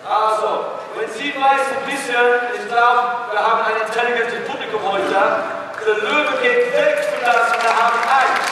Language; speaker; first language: German; non-native, learner; English